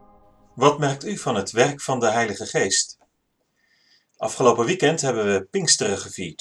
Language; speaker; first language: Dutch; native; Dutch